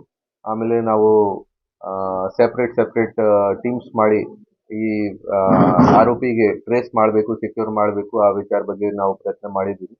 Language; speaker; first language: Kannada; non-native, fluent; Hindi